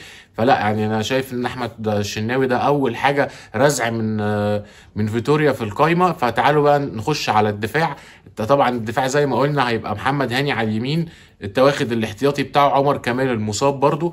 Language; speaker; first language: Arabic; native; Arabic